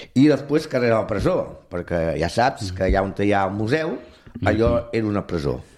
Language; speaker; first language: Catalan; non-native, local second language; Spanish